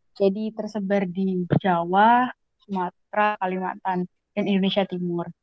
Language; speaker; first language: Indonesian; native; Indonesian